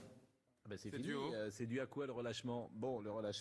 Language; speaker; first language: French; native; French